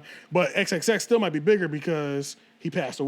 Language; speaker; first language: English; native; English